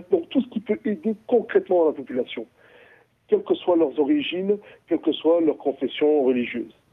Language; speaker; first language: French; non-native, local second language; Sango